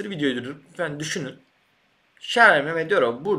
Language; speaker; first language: Turkish; native; Turkish